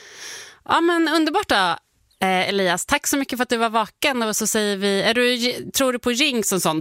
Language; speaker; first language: Swedish; native; Swedish